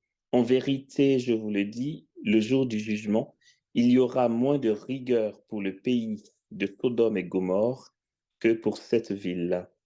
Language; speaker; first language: French; native; French